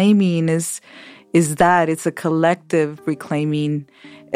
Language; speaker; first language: English; early bilingual, other home language; Spanish